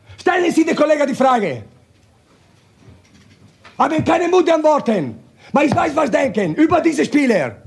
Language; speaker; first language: German; non-native, learner; Italian